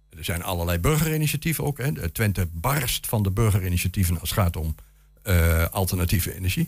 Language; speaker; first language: Dutch; native; Dutch